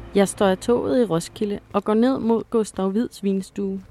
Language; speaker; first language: Danish; native; Danish